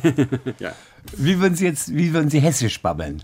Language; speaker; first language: German; native; German